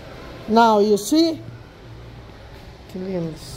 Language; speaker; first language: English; non-native, learner; Portuguese